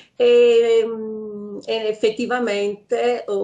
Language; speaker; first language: Italian; native; Italian